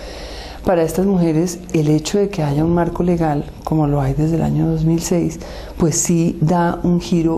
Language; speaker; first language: Spanish; native; Spanish